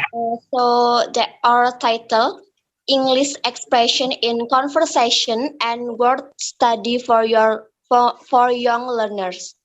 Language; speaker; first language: English; non-native, learner; Indonesian